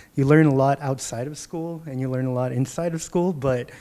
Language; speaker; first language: English; native; English